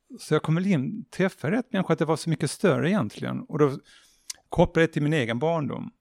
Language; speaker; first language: Swedish; native; Swedish